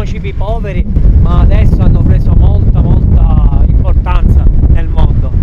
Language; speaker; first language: Italian; native; Italian